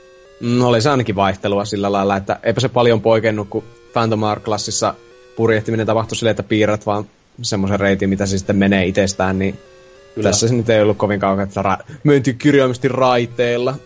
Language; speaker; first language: Finnish; native; Finnish